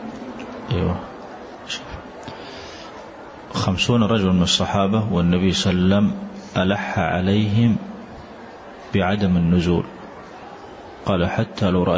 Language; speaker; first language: Arabic; native; Arabic